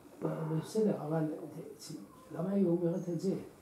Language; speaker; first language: Hebrew; non-native, fluent; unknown